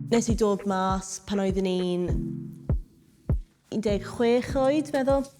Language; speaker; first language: Welsh; non-native, local second language; English